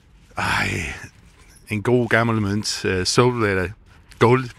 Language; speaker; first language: Danish; non-native, fluent; English